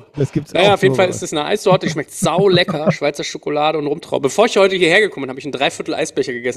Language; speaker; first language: German; native; German